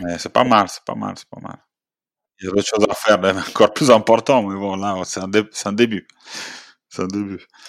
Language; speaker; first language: French; non-native, fluent; Italian